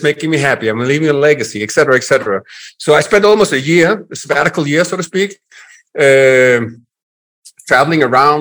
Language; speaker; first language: English; non-native, fluent; Danish